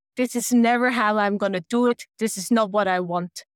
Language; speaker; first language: English; non-native, fluent; German